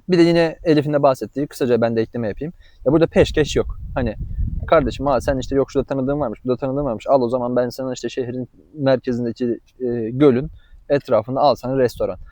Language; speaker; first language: Turkish; native; Turkish